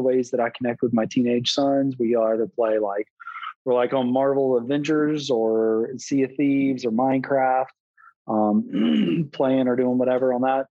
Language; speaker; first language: English; native; English